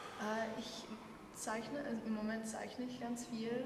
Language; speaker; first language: German; non-native, fluent; English